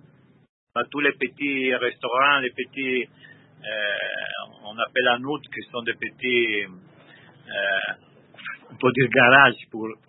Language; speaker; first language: French; non-native, learner; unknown